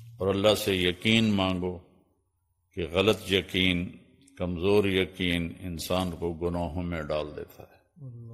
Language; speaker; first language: Urdu; non-native, local second language; Punjabi